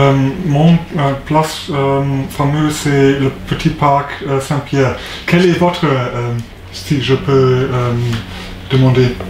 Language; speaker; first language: French; non-native, learner; German